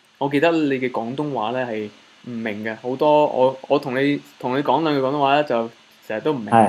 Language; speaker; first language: Cantonese; native; Cantonese